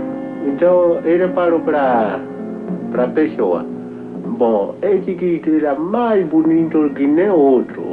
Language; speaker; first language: Portuguese; non-native, local second language; Kayapó